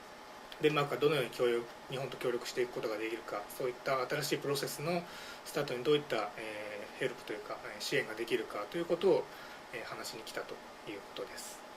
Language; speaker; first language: Japanese; native; Japanese